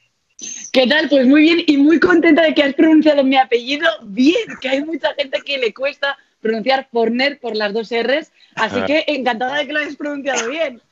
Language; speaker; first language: Spanish; native; Spanish